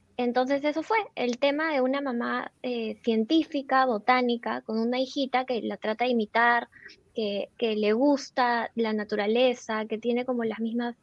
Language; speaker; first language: Spanish; native; Spanish